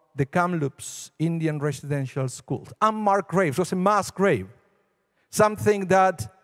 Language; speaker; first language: English; non-native, fluent; Spanish